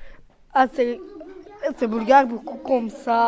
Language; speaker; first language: French; non-native, learner; Bulgarian